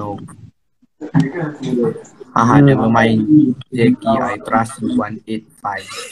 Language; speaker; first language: English; non-native, local second language; Chinese